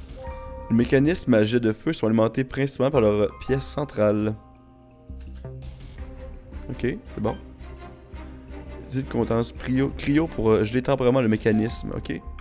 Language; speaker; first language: French; native; French